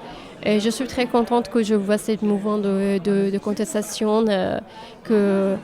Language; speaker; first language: French; non-native, fluent; Persian